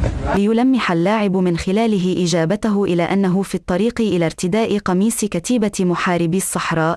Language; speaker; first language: Arabic; native; Arabic